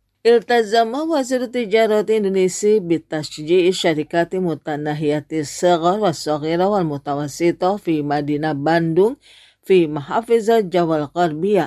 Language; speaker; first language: Arabic; non-native, fluent; Indonesian